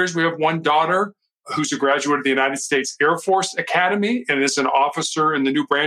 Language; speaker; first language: English; native; English